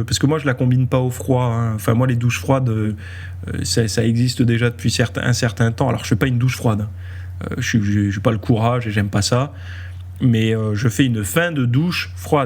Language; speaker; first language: French; native; French